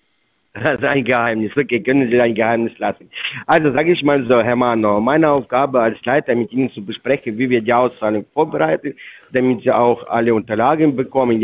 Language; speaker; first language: German; non-native, fluent; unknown